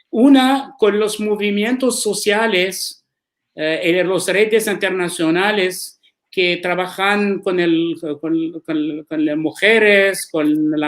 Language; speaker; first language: Spanish; non-native, learner; Arabic